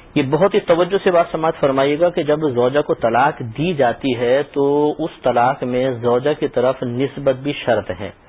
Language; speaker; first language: Urdu; native; Urdu